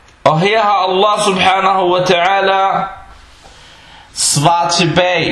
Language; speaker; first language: Danish; non-native, fluent; Arabic